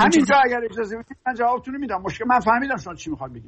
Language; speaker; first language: Persian; native; Persian